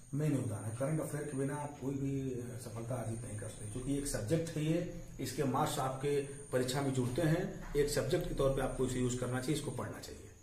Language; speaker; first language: Hindi; native; Hindi